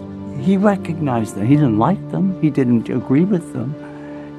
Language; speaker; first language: English; native; English